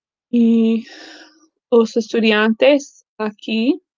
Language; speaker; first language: Spanish; non-native, learner; English